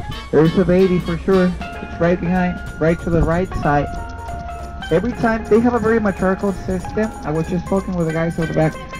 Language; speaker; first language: English; non-native, fluent; Spanish